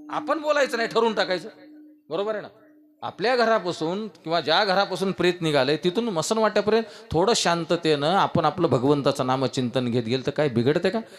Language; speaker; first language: Marathi; native; Marathi